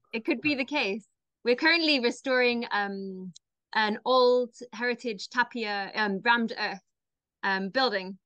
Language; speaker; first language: English; native; English